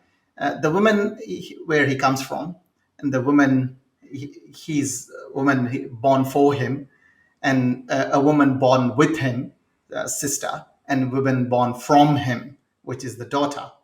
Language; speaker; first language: English; non-native, local second language; Telugu